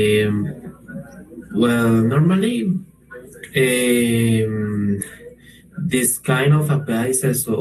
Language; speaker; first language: English; non-native, learner; Spanish